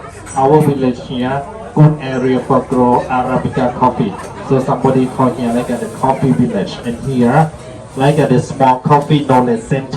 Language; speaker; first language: English; non-native, learner; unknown